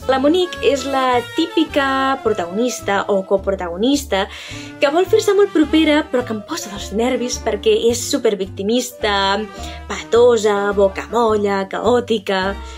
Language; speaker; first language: Catalan; native; Catalan